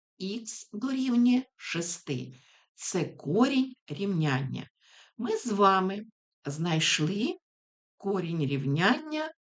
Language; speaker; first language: Ukrainian; native; Ukrainian